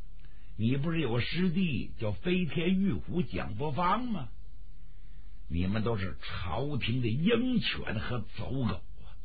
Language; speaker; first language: Chinese; native; Chinese